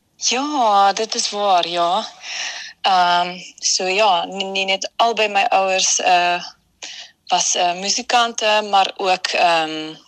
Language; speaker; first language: Afrikaans; early bilingual, heritage; German